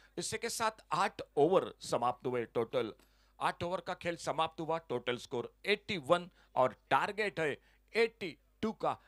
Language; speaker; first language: Hindi; non-native, local second language; Konkani